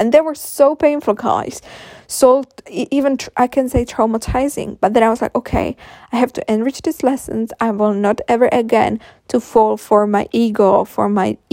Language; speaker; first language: English; non-native, fluent; Czech